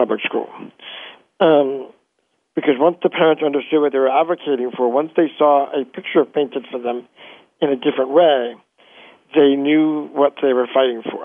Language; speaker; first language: English; native; English